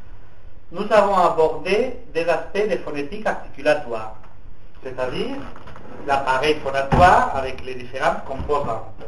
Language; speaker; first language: French; non-native, fluent; Spanish